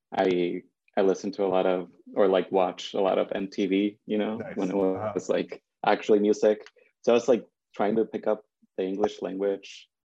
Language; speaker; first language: English; early bilingual, other home language; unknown